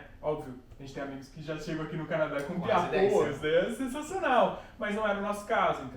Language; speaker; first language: Portuguese; native; Portuguese